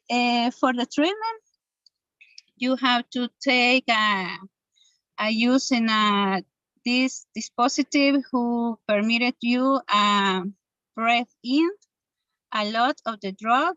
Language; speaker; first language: English; non-native, learner; Spanish